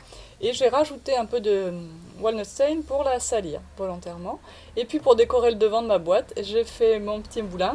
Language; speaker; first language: French; native; French